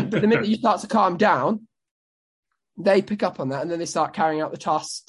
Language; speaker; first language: English; native; English